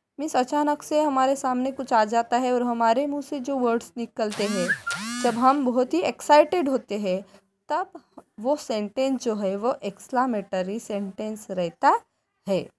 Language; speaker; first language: Hindi; non-native, local second language; Marathi